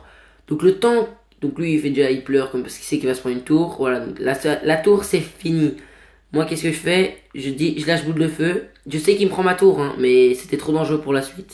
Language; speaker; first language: French; native; French